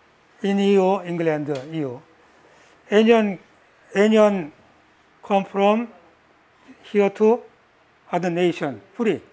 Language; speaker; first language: English; non-native, learner; Korean